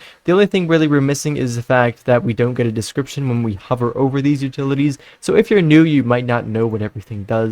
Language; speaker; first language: English; non-native, fluent; Dutch